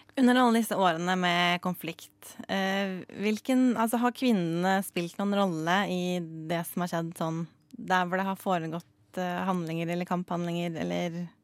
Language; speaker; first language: Norwegian; native; Norwegian